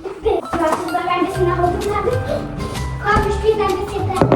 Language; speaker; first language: German; native; German